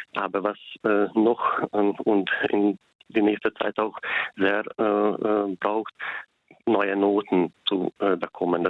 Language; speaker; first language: German; non-native, fluent; Hungarian